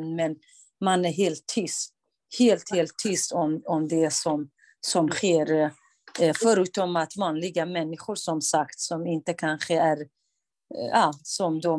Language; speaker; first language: Swedish; non-native, fluent; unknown